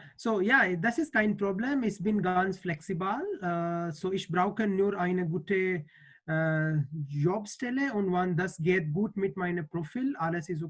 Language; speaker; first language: German; non-native, learner; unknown